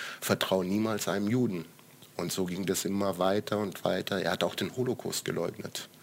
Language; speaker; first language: German; early bilingual, other home language; Croatian